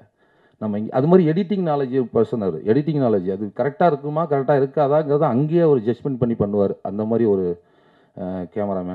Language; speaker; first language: Tamil; native; Tamil